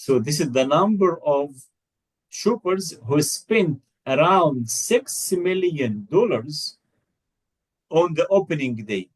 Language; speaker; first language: English; non-native, fluent; Arabic